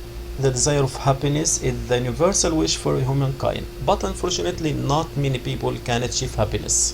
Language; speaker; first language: English; non-native, fluent; Arabic